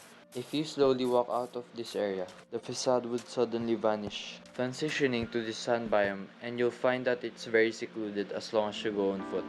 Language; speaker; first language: English; non-native, local second language; Filipino